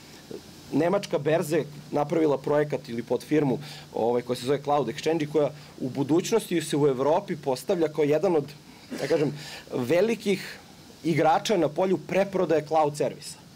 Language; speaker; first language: Serbian; native; Serbian